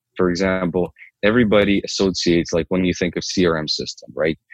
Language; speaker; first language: English; non-native, fluent; Ukrainian